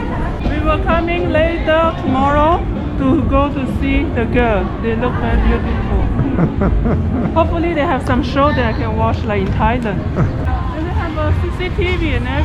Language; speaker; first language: English; non-native, learner; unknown